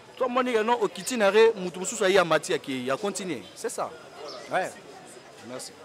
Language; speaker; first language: Lingala; native; Lingala